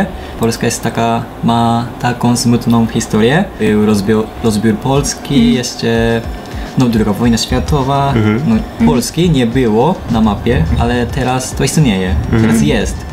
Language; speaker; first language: Polish; non-native, learner; Japanese